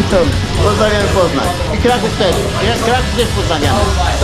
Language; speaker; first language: Polish; native; Polish